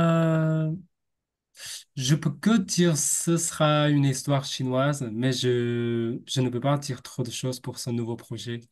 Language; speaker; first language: French; non-native, fluent; Chinese